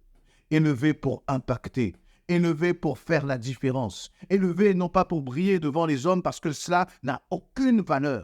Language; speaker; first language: French; native; French